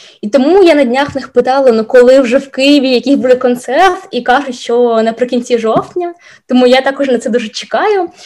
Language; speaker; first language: Ukrainian; non-native, local second language; Russian